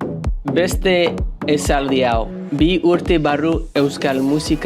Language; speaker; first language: Basque; non-native, learner; English